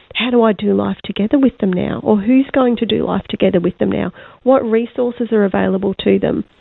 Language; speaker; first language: English; native; English